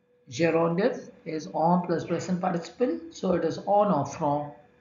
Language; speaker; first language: English; non-native, local second language; Tamil